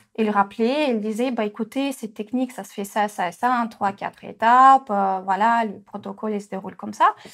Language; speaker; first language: French; non-native, fluent; Russian